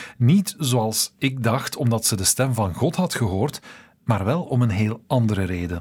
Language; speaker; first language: Dutch; native; Dutch